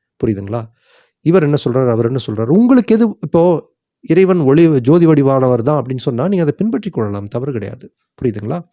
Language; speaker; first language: Tamil; native; Tamil